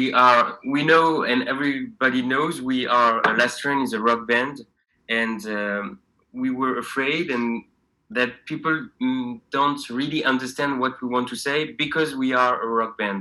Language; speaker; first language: English; non-native, fluent; French